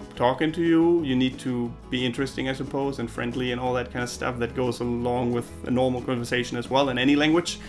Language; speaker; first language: English; non-native, fluent; German